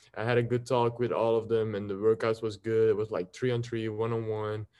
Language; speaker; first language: English; non-native, fluent; Dutch